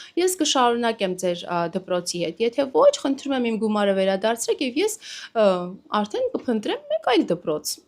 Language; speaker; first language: Armenian; native; Armenian